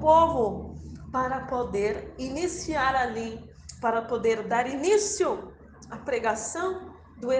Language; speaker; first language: Portuguese; native; Portuguese